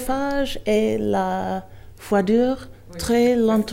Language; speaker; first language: French; non-native, learner; English